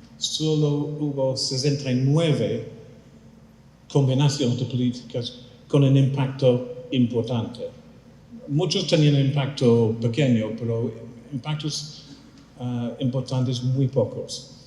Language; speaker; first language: Spanish; non-native, fluent; English